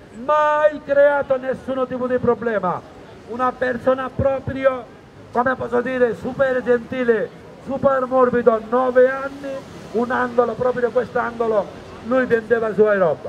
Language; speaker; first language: Italian; non-native, fluent; Bangla